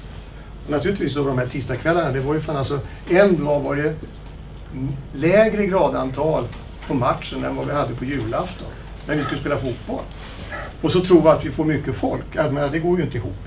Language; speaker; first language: Swedish; native; Swedish